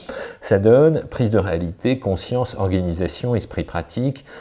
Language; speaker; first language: French; native; French